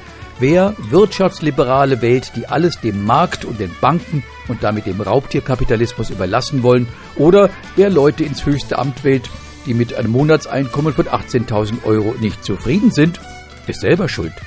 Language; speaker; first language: German; native; German